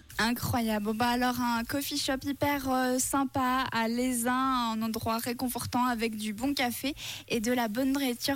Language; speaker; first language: French; native; French